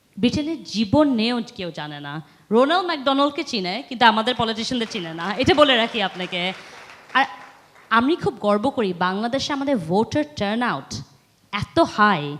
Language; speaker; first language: Bangla; early bilingual, heritage; Bangla